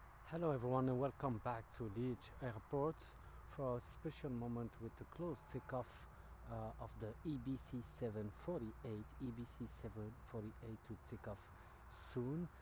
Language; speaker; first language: English; non-native, fluent; French